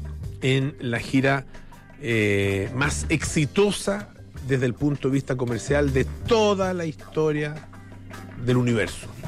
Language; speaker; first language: Spanish; native; Spanish